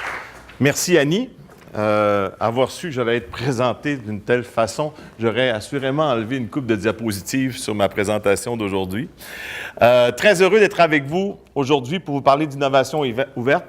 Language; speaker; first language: French; native; French